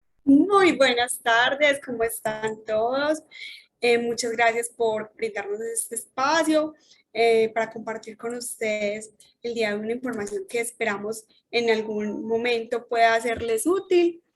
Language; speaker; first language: Spanish; native; Spanish